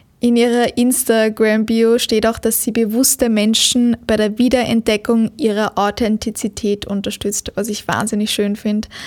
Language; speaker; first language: German; native; German